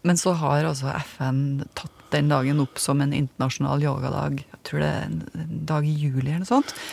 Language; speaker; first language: Norwegian; native; Norwegian